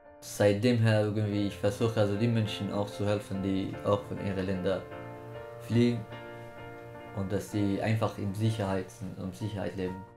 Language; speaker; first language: German; non-native, fluent; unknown